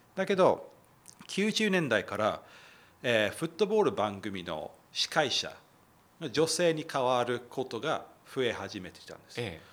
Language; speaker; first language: Japanese; non-native, fluent; English